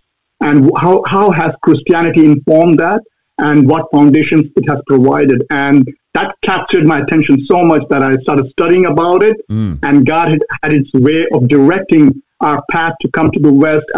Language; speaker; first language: English; non-native, local second language; Malayalam